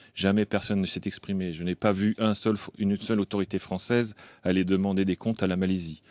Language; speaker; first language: French; native; French